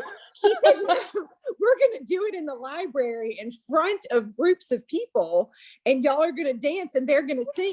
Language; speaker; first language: English; native; English